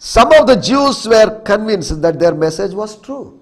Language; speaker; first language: English; non-native, local second language; Telugu